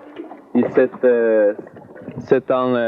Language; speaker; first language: French; non-native, learner; Danish